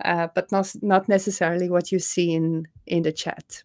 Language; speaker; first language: English; non-native, fluent; Dutch